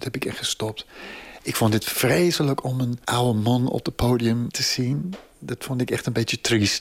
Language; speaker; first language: Dutch; non-native, fluent; English